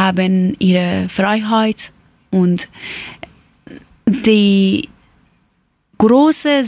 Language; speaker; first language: German; non-native, learner; Persian